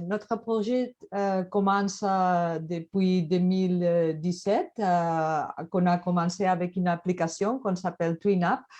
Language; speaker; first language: French; non-native, learner; Catalan